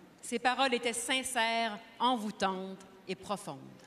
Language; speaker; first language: French; native; French